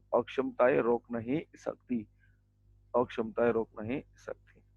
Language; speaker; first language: Hindi; non-native, local second language; Marathi